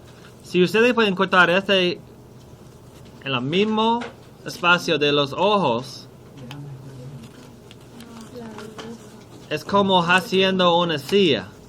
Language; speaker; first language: Spanish; non-native, learner; English